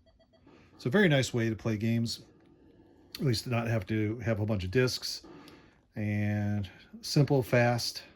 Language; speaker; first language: English; native; English